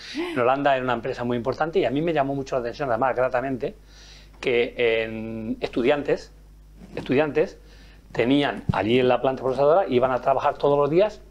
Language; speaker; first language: Spanish; native; Spanish